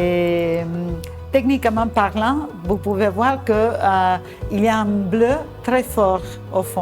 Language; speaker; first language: French; non-native, fluent; Spanish